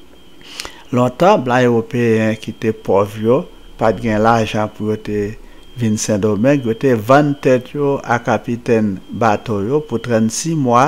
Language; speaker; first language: French; non-native, local second language; Haitian Creole